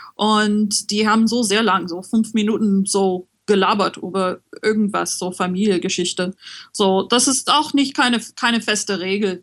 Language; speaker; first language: German; non-native, fluent; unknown